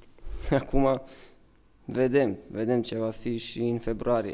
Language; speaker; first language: Romanian; non-native, fluent; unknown